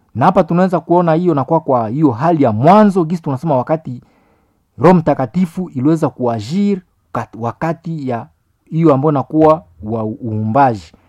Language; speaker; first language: Swahili; native; Swahili